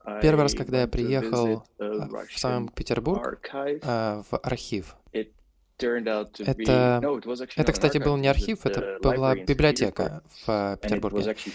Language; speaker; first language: Russian; non-native, fluent; English